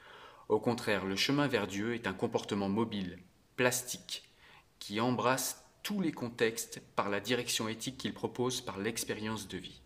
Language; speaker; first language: French; native; French